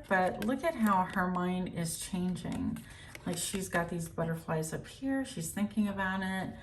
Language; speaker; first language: English; native; English